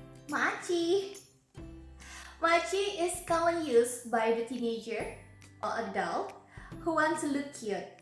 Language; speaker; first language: English; non-native, fluent; Indonesian